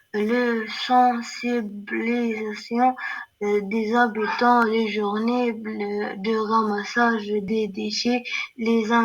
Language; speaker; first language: French; non-native, learner; Arabic